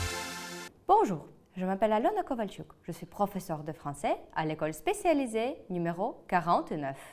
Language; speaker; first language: French; non-native, fluent; Ukrainian